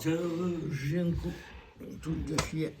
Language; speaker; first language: Ukrainian; native; Ukrainian